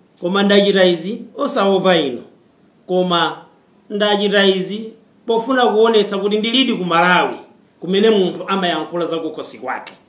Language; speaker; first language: Nyanja; non-native, fluent; Kinyarwanda